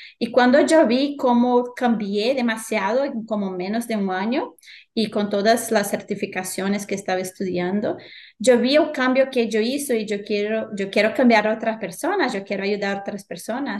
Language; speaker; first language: Spanish; non-native, fluent; Portuguese